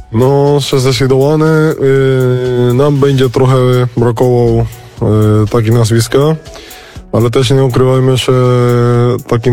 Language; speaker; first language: Polish; non-native, fluent; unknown